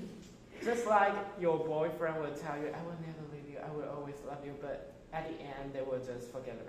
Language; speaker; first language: English; non-native, fluent; Chinese